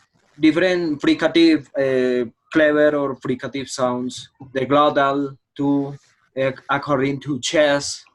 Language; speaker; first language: English; non-native, learner; Spanish